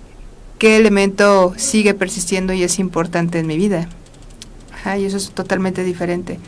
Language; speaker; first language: Spanish; native; Spanish